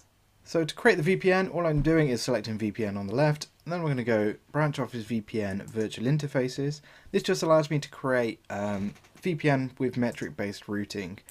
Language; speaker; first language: English; native; English